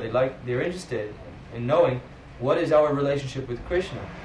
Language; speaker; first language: English; native; English